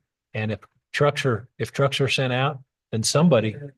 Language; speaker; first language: English; native; English